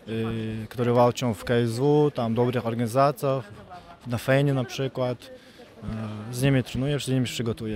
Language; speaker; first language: Polish; non-native, fluent; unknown